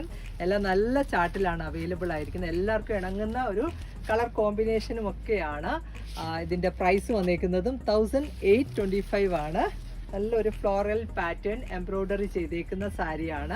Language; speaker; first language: Malayalam; native; Malayalam